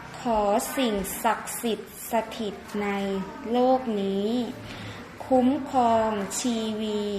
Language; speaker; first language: Thai; native; Thai